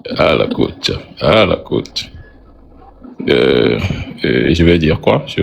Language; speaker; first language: French; non-native, learner; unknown